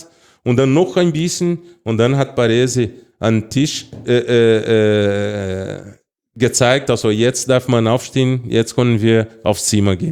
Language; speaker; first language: German; non-native, fluent; Portuguese